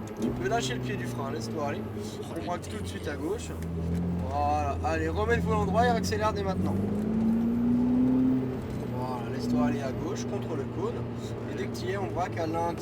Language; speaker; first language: French; native; French